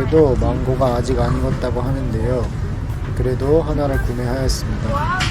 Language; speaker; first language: Korean; native; Korean